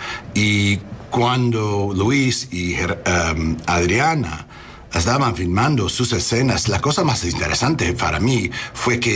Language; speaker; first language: Spanish; non-native, learner; English